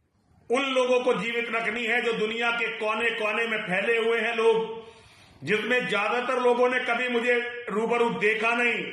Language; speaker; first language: Hindi; native; Hindi